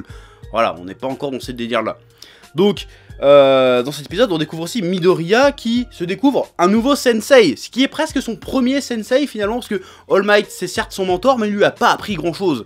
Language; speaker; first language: French; native; French